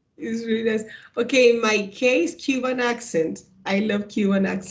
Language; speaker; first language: English; non-native, learner; Spanish